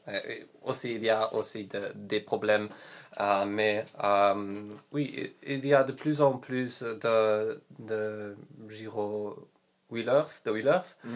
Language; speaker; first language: French; non-native, learner; Polish